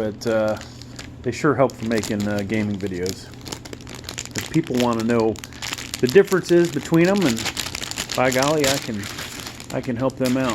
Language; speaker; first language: English; native; English